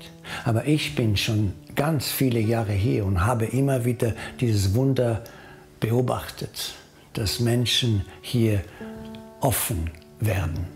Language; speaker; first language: German; non-native, fluent; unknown